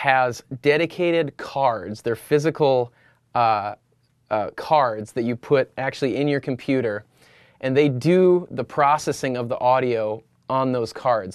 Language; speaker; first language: English; native; English